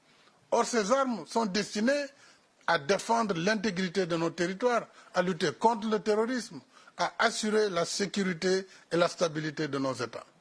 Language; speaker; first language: French; non-native, local second language; Wolof